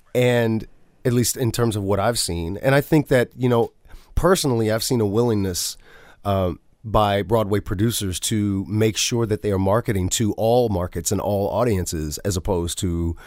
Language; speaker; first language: English; native; English